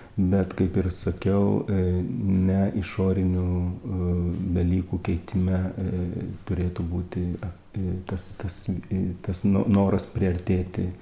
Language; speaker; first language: Lithuanian; native; Lithuanian